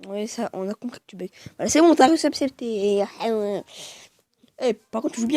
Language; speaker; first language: French; native; French